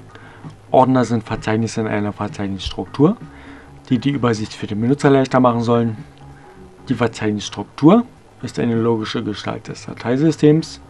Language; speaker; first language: German; native; German